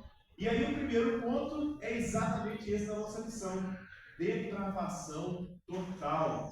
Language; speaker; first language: Portuguese; native; Portuguese